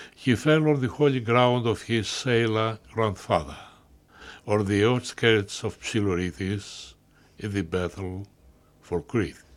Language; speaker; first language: English; non-native, fluent; Greek